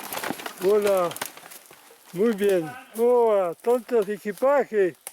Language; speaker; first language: Spanish; non-native, learner; French